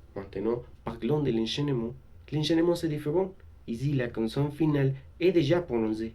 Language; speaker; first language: French; non-native, learner; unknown